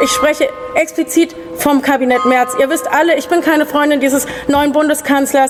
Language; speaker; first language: German; native; German